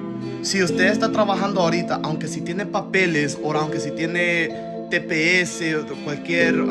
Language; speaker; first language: Spanish; early bilingual, heritage; Spanish